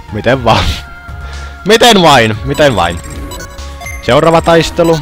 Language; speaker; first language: Finnish; native; Finnish